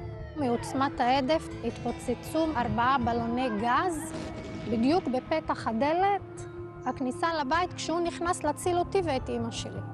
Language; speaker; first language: Hebrew; non-native, local second language; Arabic